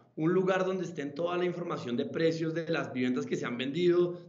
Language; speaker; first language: Spanish; native; Spanish